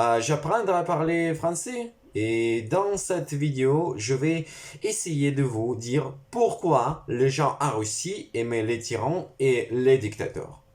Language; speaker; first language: French; non-native, learner; Russian